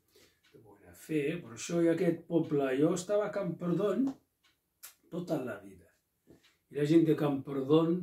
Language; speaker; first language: Catalan; non-native, local second language; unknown